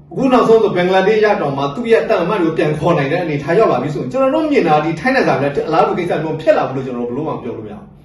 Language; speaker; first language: Burmese; non-native, local second language; S'gaw Karen